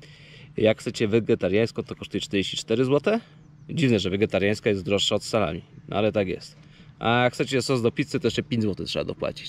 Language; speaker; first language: Polish; native; Polish